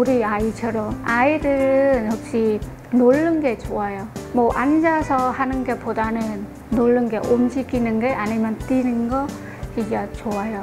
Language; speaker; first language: Korean; non-native, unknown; Khmer